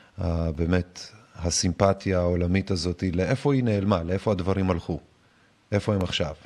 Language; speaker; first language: Hebrew; early bilingual, other home language; Russian